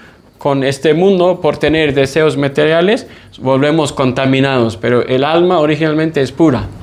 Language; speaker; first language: Spanish; non-native, fluent; English